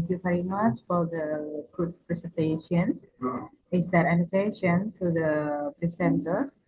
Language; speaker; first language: English; non-native, fluent; Indonesian